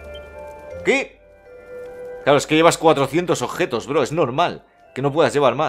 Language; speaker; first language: Spanish; native; Spanish